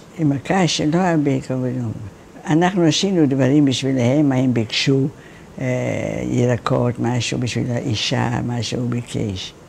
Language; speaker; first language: Hebrew; non-native, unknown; Dutch